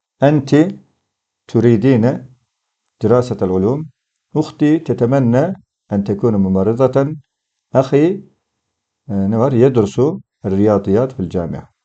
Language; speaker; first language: Arabic; non-native, fluent; Turkish